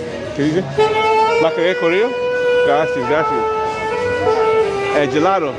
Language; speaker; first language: Spanish; non-native, learner; English